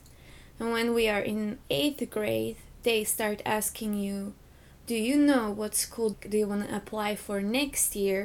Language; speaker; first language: English; non-native, fluent; Slovak